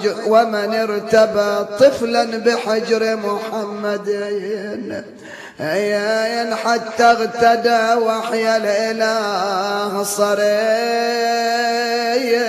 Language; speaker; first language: Arabic; native; Arabic